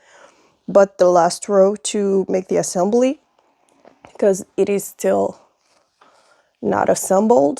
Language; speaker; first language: English; non-native, fluent; French